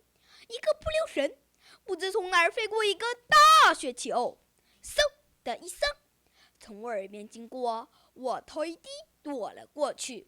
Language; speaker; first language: Chinese; early bilingual, heritage; Chinese